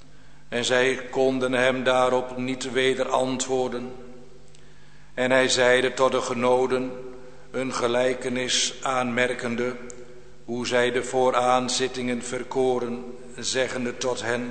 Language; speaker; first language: Dutch; native; Dutch